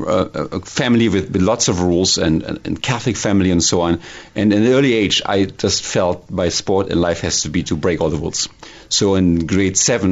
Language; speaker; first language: English; non-native, fluent; German